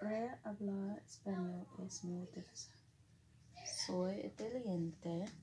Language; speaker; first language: Spanish; non-native, learner; English